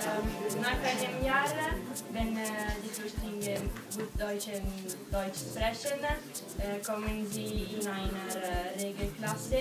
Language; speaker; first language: German; non-native, learner; Italian